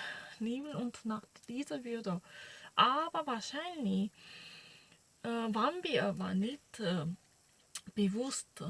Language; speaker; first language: German; non-native, learner; Korean